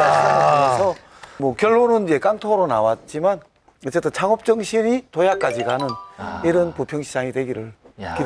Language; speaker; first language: Korean; native; Korean